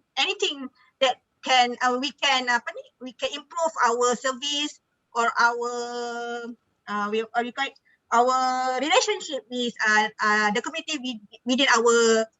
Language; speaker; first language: English; non-native, learner; Malay